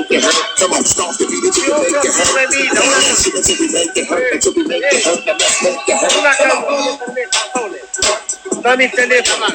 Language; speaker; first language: Italian; non-native, learner; Albanian